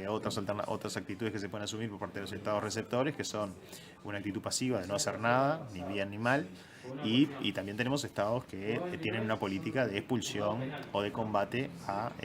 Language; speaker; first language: Spanish; native; Spanish